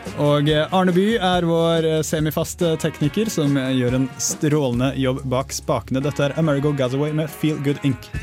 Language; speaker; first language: Norwegian; native; Norwegian